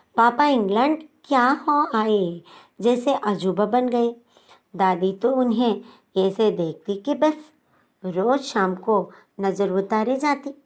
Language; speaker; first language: Hindi; non-native, local second language; Telugu